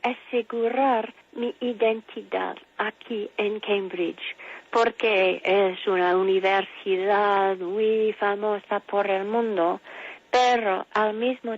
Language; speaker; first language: Spanish; non-native, fluent; English